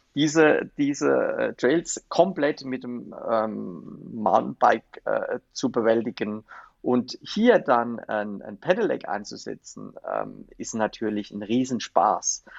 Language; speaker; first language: German; native; German